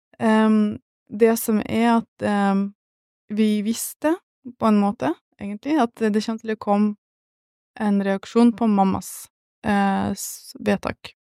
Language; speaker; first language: Norwegian; early bilingual, other home language; Russian